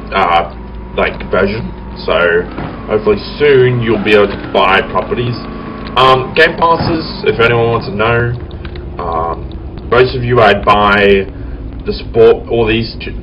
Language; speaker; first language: English; native; English